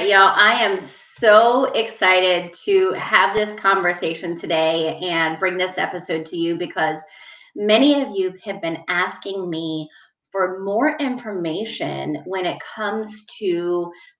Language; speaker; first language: English; native; English